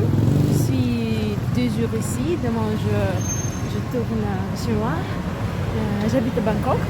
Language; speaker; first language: French; non-native, learner; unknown